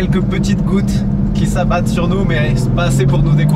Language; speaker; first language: French; native; French